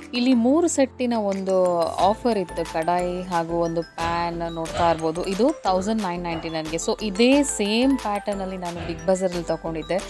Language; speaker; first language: Kannada; native; Kannada